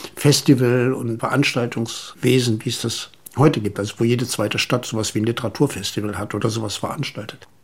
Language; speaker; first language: German; native; German